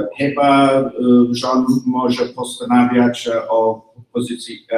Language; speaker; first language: Polish; non-native, learner; English